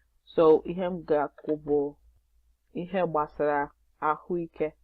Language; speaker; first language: Igbo; non-native, learner; English